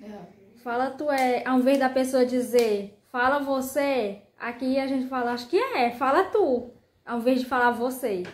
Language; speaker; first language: Portuguese; native; Portuguese